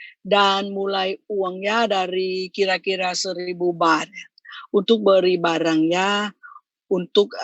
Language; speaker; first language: Indonesian; non-native, fluent; Thai